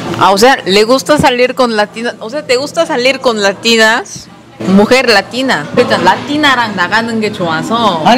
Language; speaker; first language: Spanish; non-native, fluent; Korean